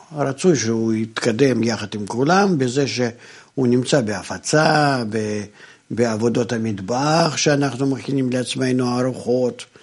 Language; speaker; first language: Hebrew; non-native, fluent; Russian